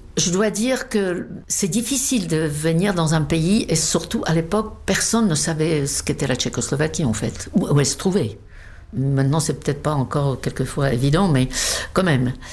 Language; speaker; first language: French; non-native, fluent; Czech